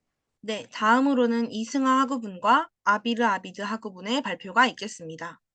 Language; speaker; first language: Korean; native; Korean